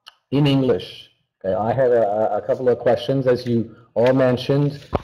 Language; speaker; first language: English; non-native, fluent; French